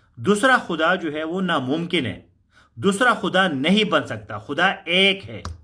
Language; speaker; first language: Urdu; non-native, local second language; Punjabi